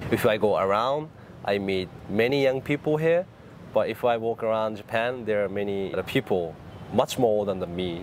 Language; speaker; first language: English; non-native, fluent; Japanese